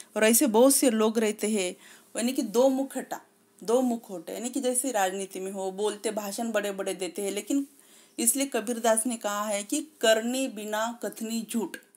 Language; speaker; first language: Hindi; non-native, local second language; Marathi